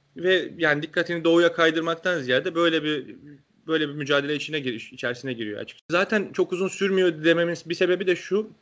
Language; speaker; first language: Turkish; native; Turkish